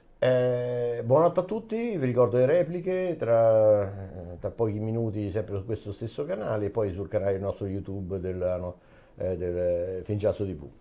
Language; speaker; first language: Italian; native; Italian